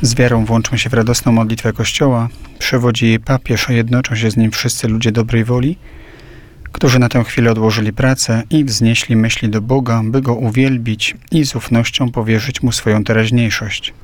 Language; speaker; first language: Polish; native; Polish